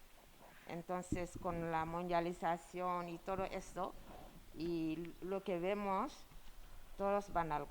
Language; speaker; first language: Spanish; non-native, fluent; Wolof